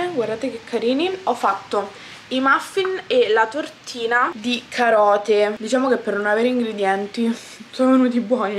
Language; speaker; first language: Italian; native; Italian